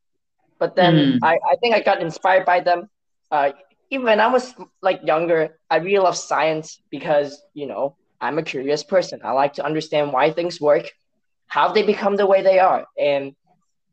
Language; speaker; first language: English; non-native, local second language; Cantonese